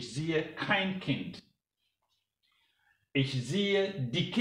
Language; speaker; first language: German; non-native, learner; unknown